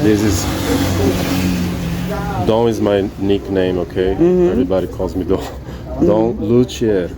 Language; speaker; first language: English; non-native, fluent; Portuguese